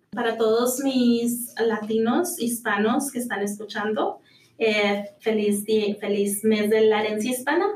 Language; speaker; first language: English; early bilingual, other home language; Spanish